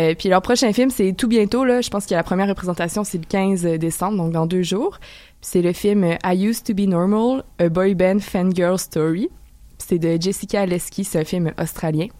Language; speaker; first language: French; native; French